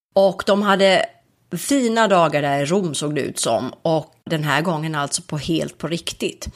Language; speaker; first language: Swedish; native; Swedish